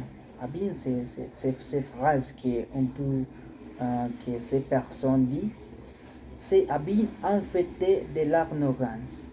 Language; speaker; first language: French; non-native, learner; Spanish